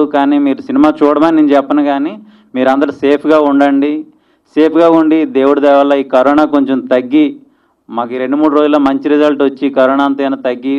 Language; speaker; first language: Telugu; native; Telugu